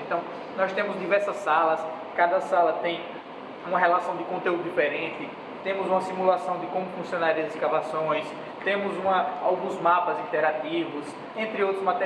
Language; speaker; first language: Portuguese; native; Portuguese